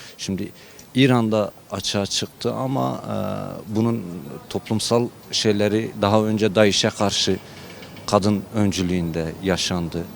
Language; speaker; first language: Turkish; non-native, local second language; Kurdish